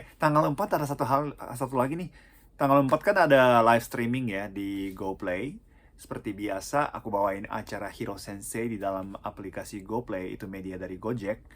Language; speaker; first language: Indonesian; non-native, fluent; Japanese